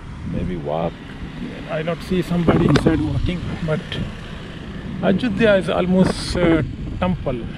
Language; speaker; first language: English; non-native, learner; Urdu